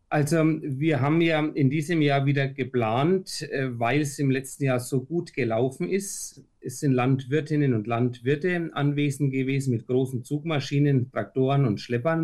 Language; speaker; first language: German; native; German